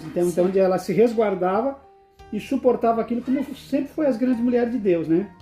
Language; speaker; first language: Portuguese; native; Portuguese